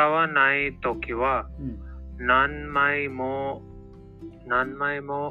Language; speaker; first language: Japanese; non-native, learner; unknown